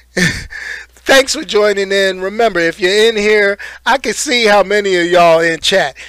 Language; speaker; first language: English; native; English